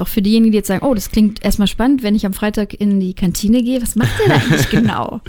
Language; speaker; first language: German; native; German